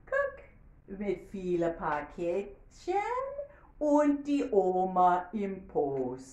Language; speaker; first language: German; non-native, learner; English